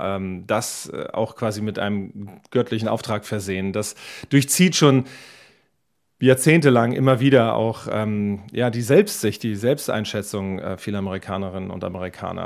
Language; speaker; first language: German; native; German